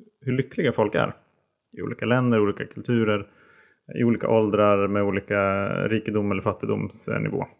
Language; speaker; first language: Swedish; native; Swedish